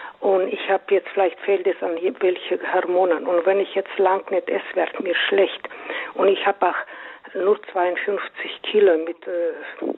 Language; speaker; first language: German; non-native, learner; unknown